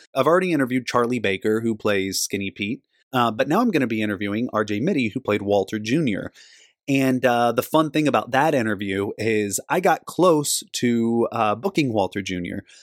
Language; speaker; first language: English; native; English